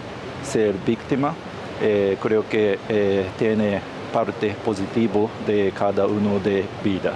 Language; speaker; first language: Spanish; non-native, learner; Japanese